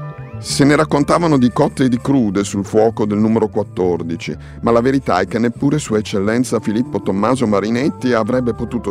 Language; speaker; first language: Italian; native; Italian